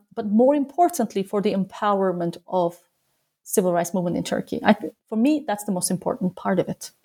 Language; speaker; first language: English; non-native, fluent; Turkish